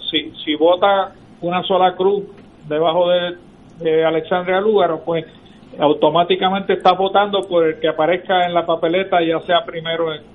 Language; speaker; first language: Spanish; native; Spanish